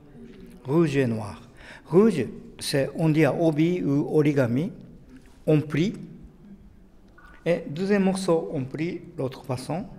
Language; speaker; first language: French; non-native, fluent; Japanese